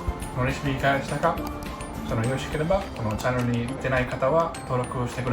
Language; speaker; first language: Japanese; non-native, fluent; Italian